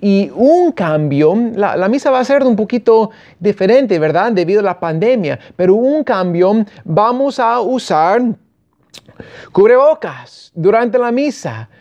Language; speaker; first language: Spanish; non-native, fluent; English